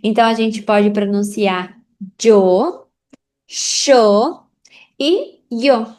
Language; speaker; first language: Spanish; non-native, fluent; Portuguese